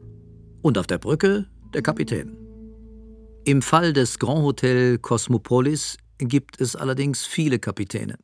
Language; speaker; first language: German; native; German